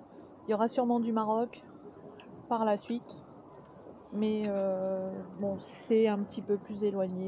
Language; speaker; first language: French; native; French